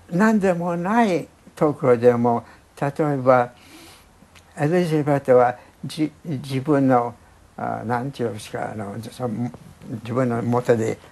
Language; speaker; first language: Japanese; non-native, fluent; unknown